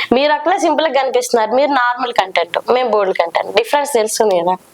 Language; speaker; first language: Telugu; native; Telugu